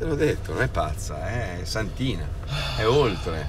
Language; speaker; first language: Italian; native; Italian